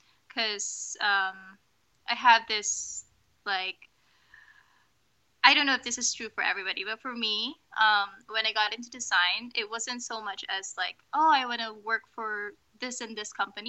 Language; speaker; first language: English; non-native, local second language; Filipino